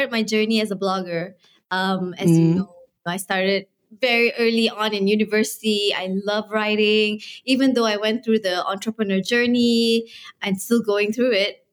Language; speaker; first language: English; non-native, local second language; Malay